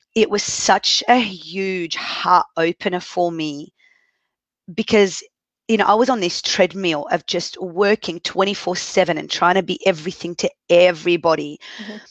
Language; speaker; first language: English; early bilingual, other home language; Arabic